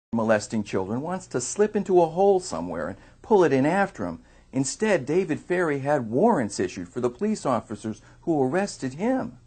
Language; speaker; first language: English; native; English